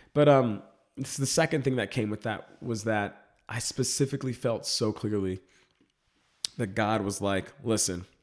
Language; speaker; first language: English; native; English